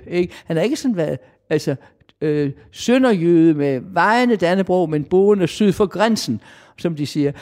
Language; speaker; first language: Danish; native; Danish